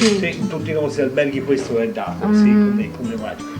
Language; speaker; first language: Italian; native; Italian